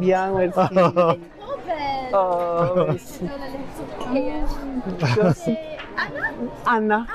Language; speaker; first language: French; non-native, fluent; Spanish